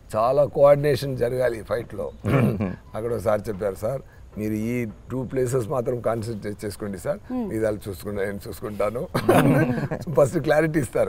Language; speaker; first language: Telugu; non-native, fluent; Tamil